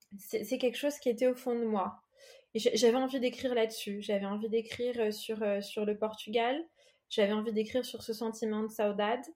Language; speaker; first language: French; early bilingual, other home language; Portuguese